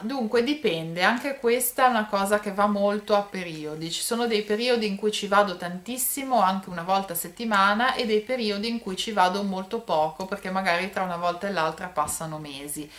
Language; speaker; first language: Italian; native; Italian